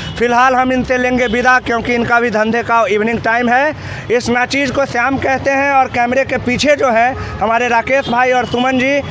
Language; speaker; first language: Hindi; native; Hindi